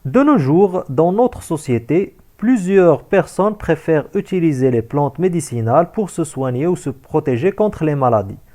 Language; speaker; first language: French; non-native, local second language; Arabic